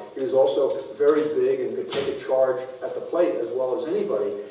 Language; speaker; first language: English; native; English